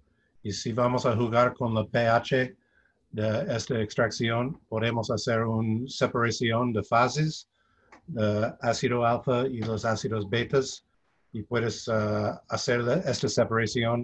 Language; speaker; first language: Spanish; non-native, fluent; English